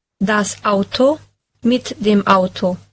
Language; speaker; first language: German; non-native, learner; Ukrainian